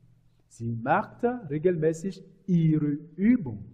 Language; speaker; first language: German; non-native, learner; French